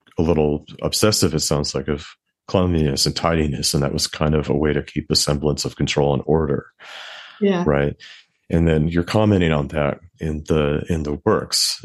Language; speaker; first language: English; native; English